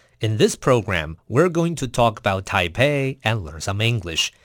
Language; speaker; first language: English; non-native, fluent; Chinese